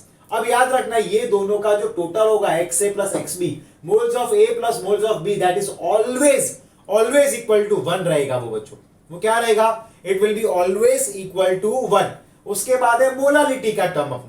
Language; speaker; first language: Hindi; non-native, local second language; Gujarati